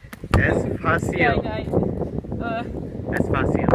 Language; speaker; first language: Spanish; non-native, learner; English